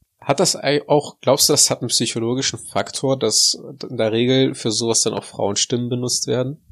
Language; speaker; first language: German; early bilingual, other home language; Russian